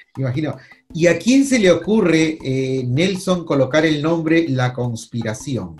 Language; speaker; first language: Spanish; native; Spanish